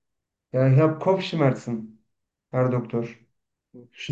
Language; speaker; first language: German; non-native, learner; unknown